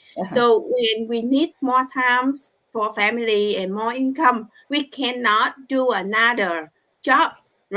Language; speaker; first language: English; non-native, learner; Vietnamese